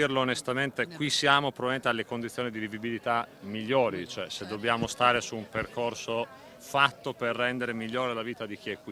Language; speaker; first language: Italian; native; Italian